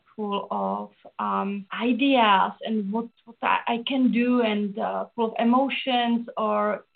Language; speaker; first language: English; non-native, fluent; Czech